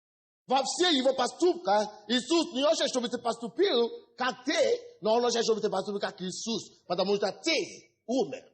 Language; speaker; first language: Russian; non-native, fluent; Yoruba